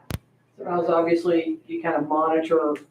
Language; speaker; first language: English; native; English